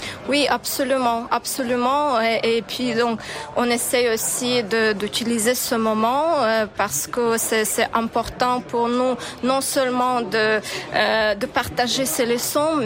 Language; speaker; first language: French; non-native, fluent; Ukrainian